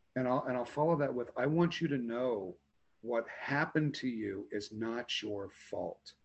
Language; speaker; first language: English; native; English